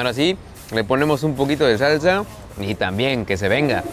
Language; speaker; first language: Spanish; native; Spanish